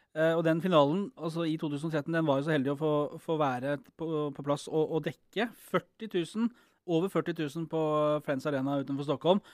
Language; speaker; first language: Norwegian; native; Norwegian